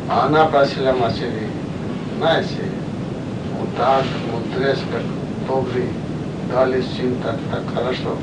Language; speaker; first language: Russian; non-native, learner; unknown